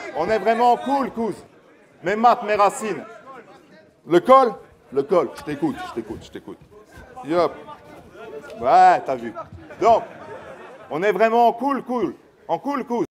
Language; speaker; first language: French; native; French